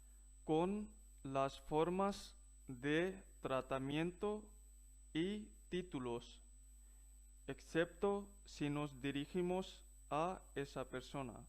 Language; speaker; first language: Spanish; non-native, fluent; Punjabi